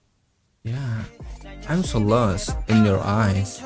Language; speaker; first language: English; non-native, learner; Indonesian